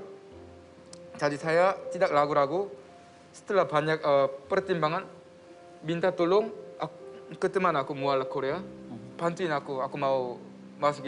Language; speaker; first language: Indonesian; non-native, fluent; Korean